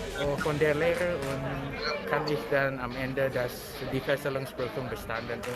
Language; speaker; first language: German; non-native, learner; Indonesian